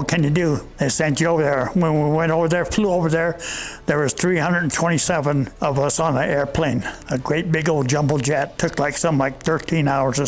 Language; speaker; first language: English; native; English